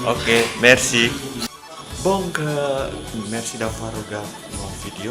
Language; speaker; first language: French; non-native, learner; Indonesian